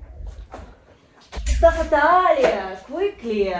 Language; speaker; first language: English; non-native, learner; Russian